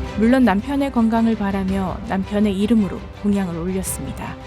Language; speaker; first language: Korean; native; Korean